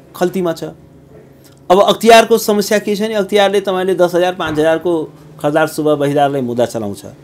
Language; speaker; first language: Nepali; native; Nepali